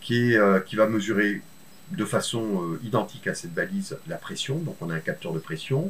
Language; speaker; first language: French; native; French